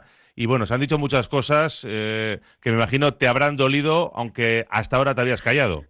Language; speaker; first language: Spanish; native; Spanish